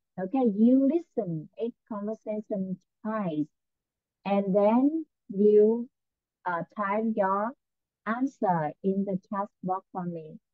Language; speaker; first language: English; non-native, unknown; Vietnamese